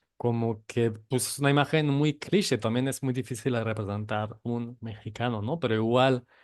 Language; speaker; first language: Spanish; non-native, fluent; French